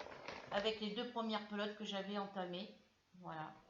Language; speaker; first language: French; native; French